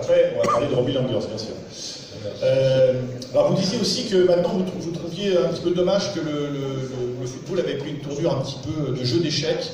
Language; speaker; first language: French; native; French